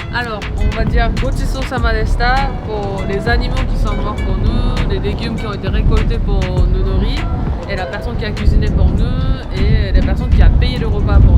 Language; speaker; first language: French; non-native, fluent; Japanese